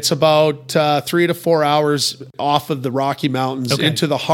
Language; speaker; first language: English; native; English